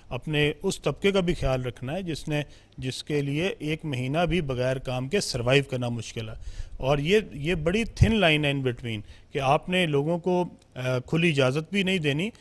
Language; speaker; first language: Urdu; non-native, local second language; Punjabi